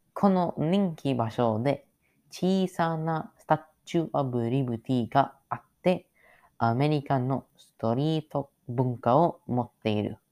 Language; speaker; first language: Japanese; non-native, learner; English